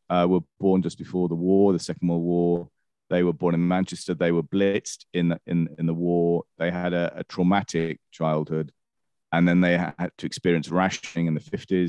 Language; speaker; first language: English; native; English